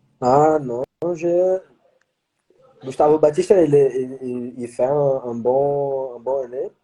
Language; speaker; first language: French; non-native, learner; Portuguese